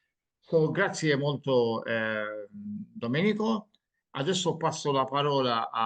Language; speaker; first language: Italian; non-native, fluent; Maltese